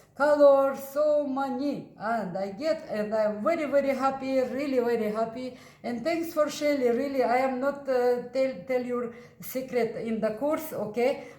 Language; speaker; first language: English; non-native, learner; Russian